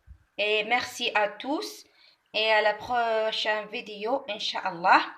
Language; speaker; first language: French; non-native, local second language; Arabic